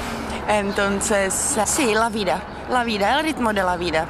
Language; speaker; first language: Spanish; non-native, fluent; Czech